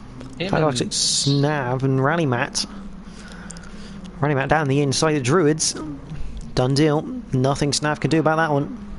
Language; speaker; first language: English; native; English